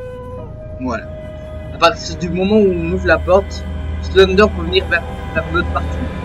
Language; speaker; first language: French; native; French